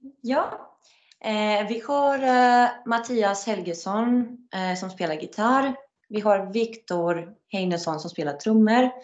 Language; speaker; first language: Swedish; non-native, fluent; Greek